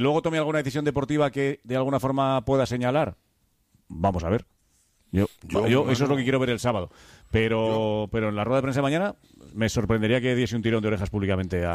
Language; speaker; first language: Spanish; native; Spanish